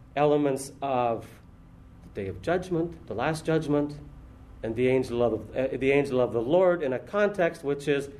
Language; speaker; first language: English; native; English